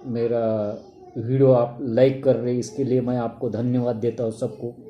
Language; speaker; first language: Hindi; non-native, local second language; Marathi